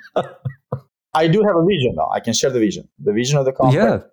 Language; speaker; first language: English; non-native, fluent; Albanian